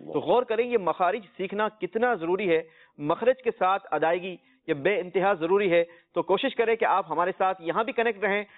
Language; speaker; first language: Urdu; native; Urdu